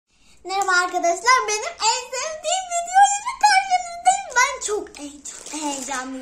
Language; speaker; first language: Turkish; native; Turkish